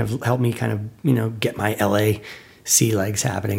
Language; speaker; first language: English; native; English